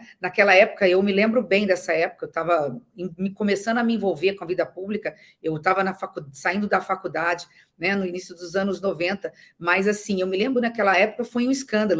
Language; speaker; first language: Portuguese; native; Portuguese